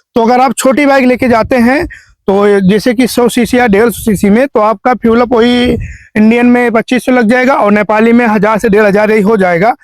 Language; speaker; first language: Hindi; native; Hindi